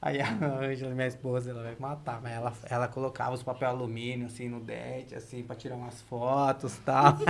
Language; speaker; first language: Portuguese; native; Portuguese